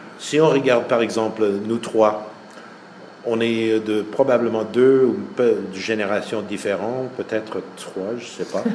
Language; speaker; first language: French; non-native, fluent; English